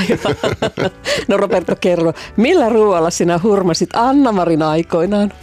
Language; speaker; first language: Finnish; native; Finnish